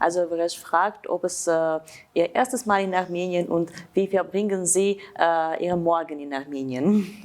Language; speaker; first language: German; non-native, fluent; Armenian